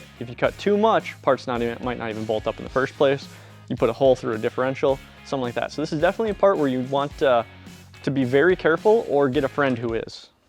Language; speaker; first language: English; native; English